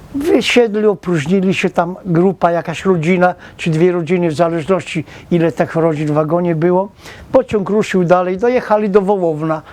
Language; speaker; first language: Polish; native; Polish